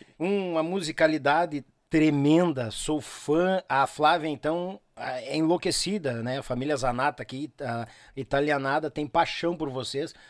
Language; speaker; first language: Portuguese; native; Portuguese